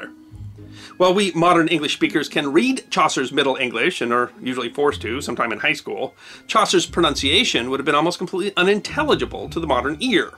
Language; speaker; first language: English; native; English